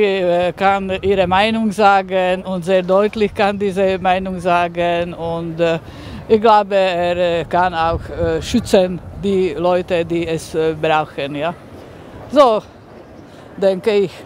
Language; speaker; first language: German; non-native, learner; Slovak